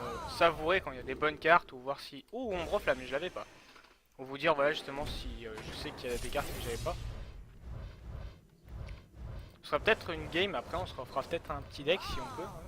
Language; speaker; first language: French; native; French